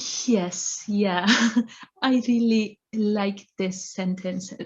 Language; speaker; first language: English; non-native, learner; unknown